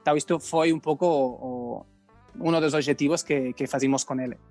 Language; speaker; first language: Portuguese; non-native, learner; Catalan